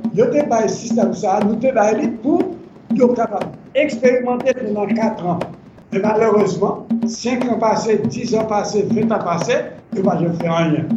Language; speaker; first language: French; non-native, local second language; Haitian Creole